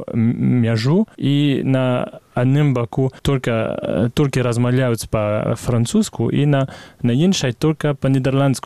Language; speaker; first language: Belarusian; non-native, fluent; French